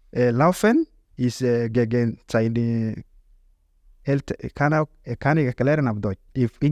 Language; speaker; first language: German; non-native, learner; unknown